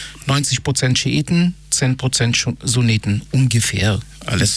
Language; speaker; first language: German; non-native, fluent; Hebrew